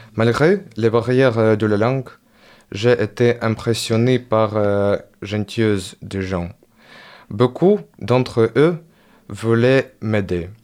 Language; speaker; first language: French; non-native, learner; Ukrainian